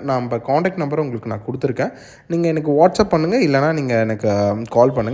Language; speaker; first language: Tamil; native; Tamil